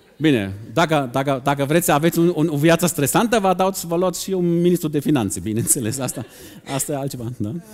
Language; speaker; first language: Romanian; non-native, fluent; German